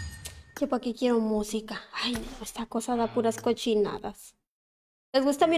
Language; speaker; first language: Spanish; native; Spanish